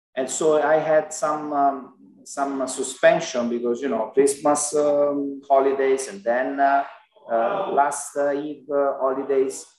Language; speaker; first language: English; non-native, learner; Italian